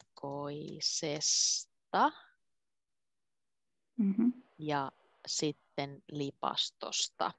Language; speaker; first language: Finnish; native; Finnish